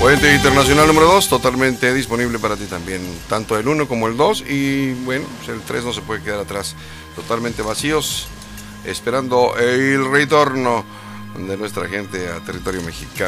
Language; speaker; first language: Spanish; native; Spanish